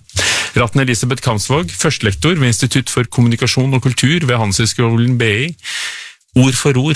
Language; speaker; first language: Norwegian; native; Norwegian